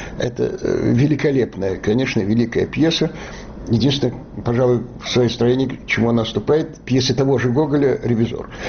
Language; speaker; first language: Russian; native; Russian